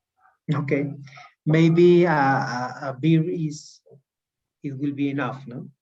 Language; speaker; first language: English; non-native, learner; Spanish